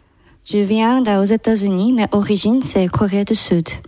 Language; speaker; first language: French; non-native, learner; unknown